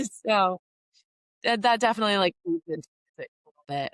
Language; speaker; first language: English; native; English